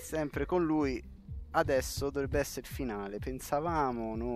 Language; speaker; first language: Italian; native; Italian